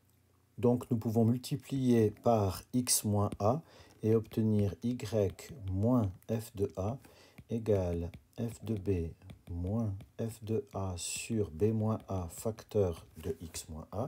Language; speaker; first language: French; native; French